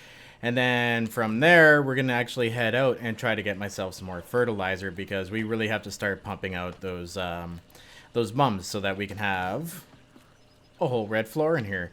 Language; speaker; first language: English; native; English